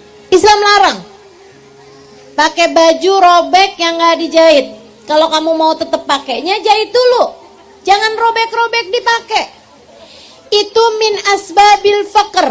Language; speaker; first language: Indonesian; native; Indonesian